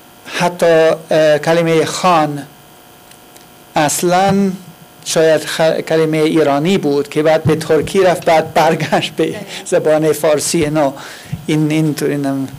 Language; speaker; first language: Persian; non-native, fluent; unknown